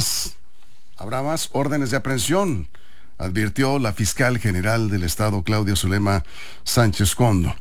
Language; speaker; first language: Spanish; native; Spanish